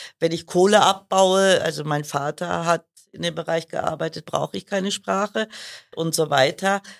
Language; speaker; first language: German; early bilingual, other home language; Kurdish